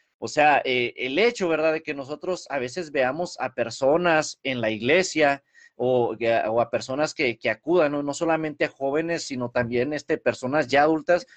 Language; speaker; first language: Spanish; early bilingual, heritage; Spanish